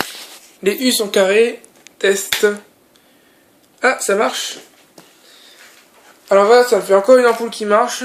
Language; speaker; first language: French; native; French